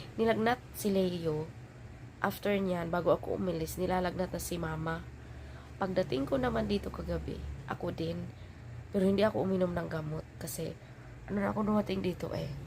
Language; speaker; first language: Filipino; non-native, local second language; Cebuano